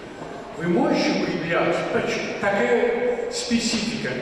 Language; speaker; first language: Russian; non-native, learner; French